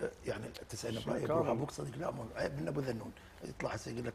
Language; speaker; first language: Arabic; native; Arabic